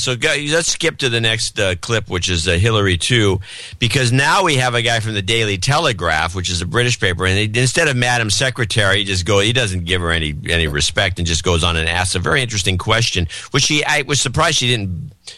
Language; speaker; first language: English; native; English